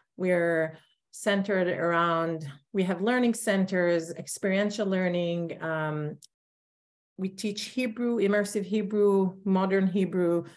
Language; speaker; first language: English; non-native, fluent; Hebrew